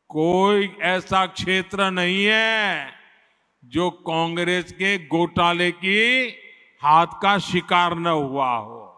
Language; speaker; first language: Hindi; non-native, local second language; Gujarati